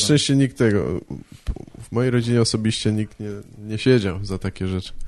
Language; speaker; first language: Polish; native; Polish